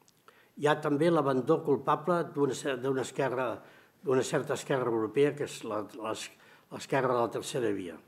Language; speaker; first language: Catalan; native; Catalan